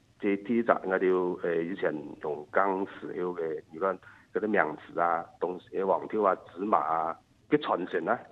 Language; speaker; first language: Cantonese; non-native, local second language; Hakka Chinese